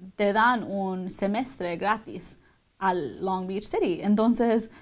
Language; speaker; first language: Spanish; early bilingual, heritage; Spanish